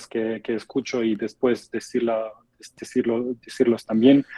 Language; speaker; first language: Spanish; non-native, fluent; German